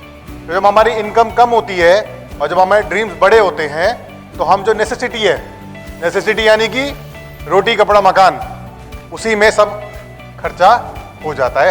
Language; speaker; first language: Hindi; native; Hindi